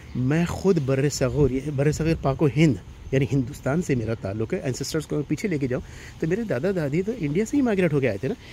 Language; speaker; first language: Hindi; native; Hindi